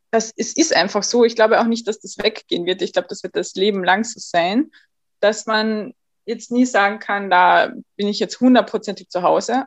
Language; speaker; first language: German; native; German